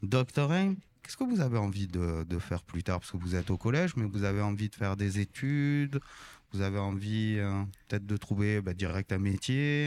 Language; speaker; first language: French; native; French